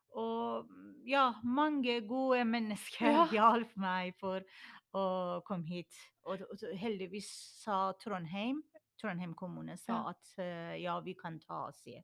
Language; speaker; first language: Norwegian; non-native, learner; Persian